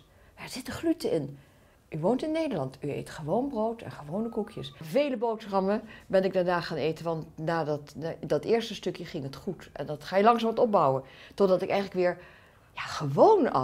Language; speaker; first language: Dutch; native; Dutch